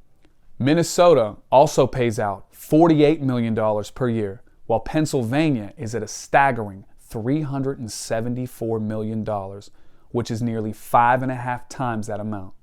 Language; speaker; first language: English; native; English